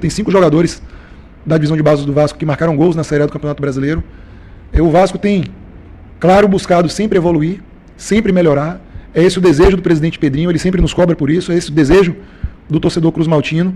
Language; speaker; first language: Portuguese; native; Portuguese